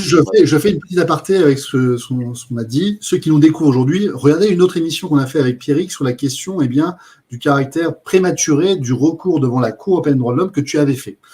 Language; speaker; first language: French; native; French